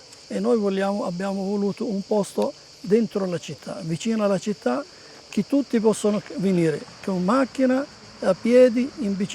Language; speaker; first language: Italian; non-native, fluent; Arabic